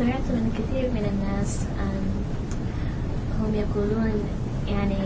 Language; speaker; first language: Arabic; non-native, learner; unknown